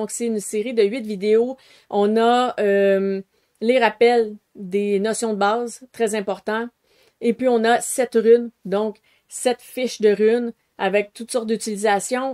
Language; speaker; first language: French; native; French